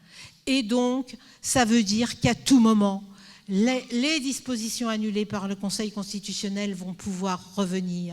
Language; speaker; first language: French; native; French